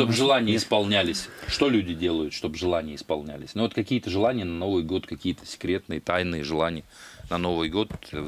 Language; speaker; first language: Russian; native; Russian